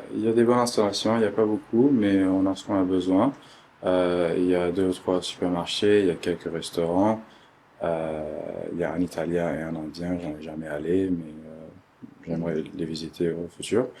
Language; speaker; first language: French; early bilingual, other home language; Arabic